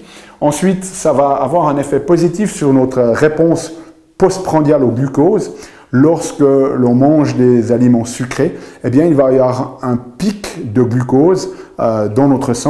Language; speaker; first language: French; native; French